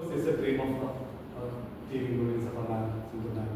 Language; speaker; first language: English; non-native, local second language; Malayalam